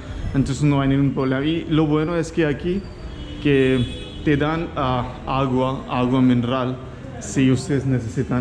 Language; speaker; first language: Spanish; non-native, learner; Hindi